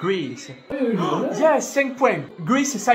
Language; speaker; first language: English; non-native, fluent; French